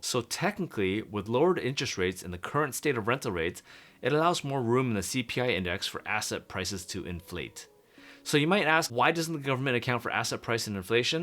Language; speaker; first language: English; native; English